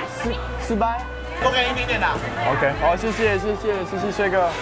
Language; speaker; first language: Chinese; non-native, learner; French